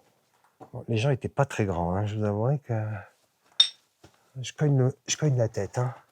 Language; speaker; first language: French; native; French